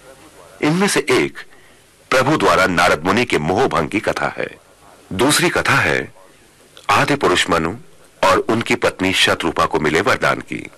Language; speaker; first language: Hindi; native; Hindi